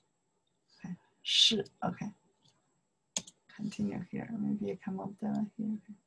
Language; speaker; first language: English; non-native, learner; Chinese